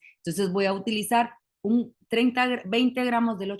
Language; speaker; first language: Spanish; native; Spanish